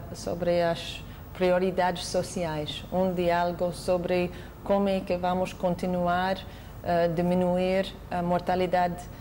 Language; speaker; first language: Portuguese; non-native, fluent; English